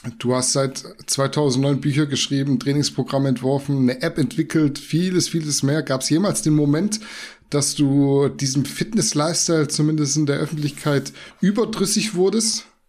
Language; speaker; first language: German; native; German